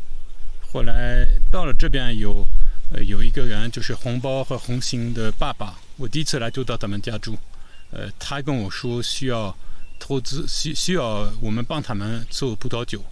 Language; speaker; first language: Chinese; non-native, fluent; French